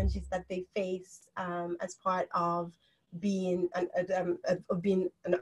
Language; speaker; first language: English; non-native, local second language; Yoruba